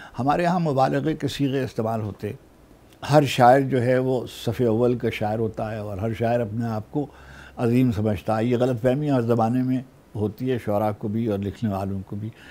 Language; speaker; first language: Urdu; native; Urdu